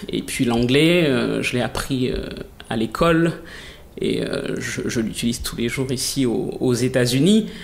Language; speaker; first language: French; native; French